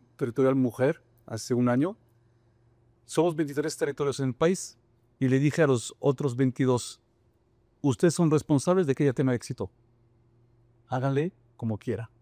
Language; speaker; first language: Spanish; non-native, fluent; French